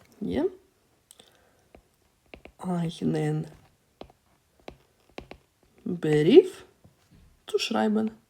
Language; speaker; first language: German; non-native, fluent; Ukrainian